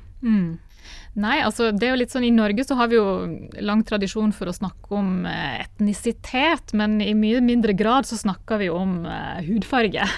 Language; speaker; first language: Norwegian; native; Norwegian